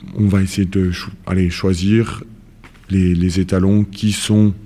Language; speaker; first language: French; native; French